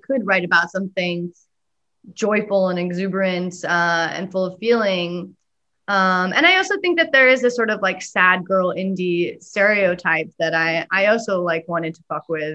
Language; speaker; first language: English; native; English